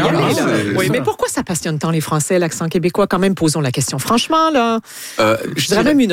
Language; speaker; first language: French; native; French